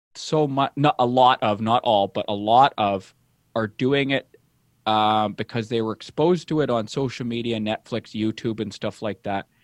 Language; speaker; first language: English; native; English